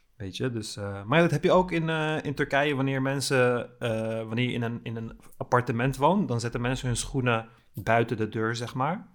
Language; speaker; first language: Dutch; early bilingual, other home language; Turkish